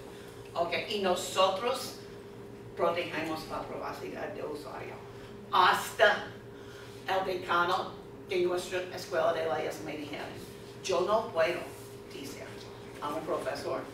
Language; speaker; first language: Spanish; non-native, fluent; English